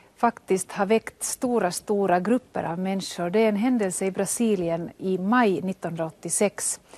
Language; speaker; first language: Swedish; native; Swedish